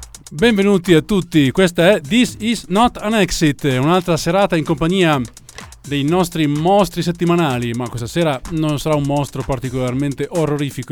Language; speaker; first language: Italian; native; Italian